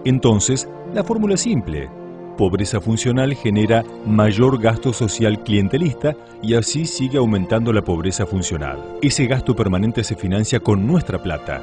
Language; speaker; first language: Spanish; native; Spanish